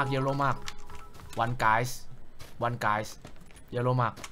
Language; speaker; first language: English; non-native, learner; Thai